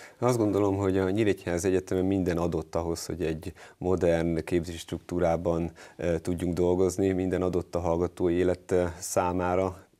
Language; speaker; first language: Hungarian; native; Hungarian